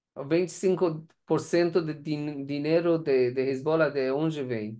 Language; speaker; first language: Portuguese; non-native, learner; Persian